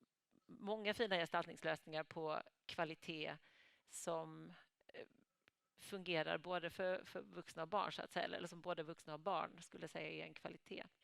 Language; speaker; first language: Swedish; native; Swedish